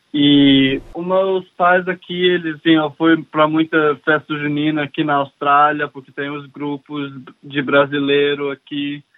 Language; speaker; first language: Portuguese; early bilingual, heritage; English